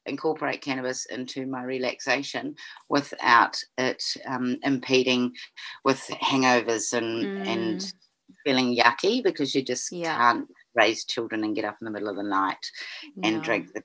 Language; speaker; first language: English; native; English